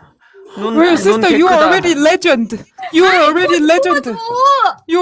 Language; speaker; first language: English; non-native, learner; Korean